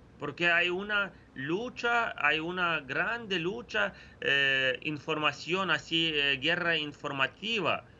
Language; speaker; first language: Spanish; non-native, fluent; Ukrainian